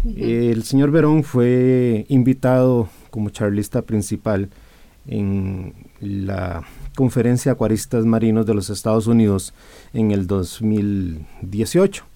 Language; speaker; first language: Spanish; native; Spanish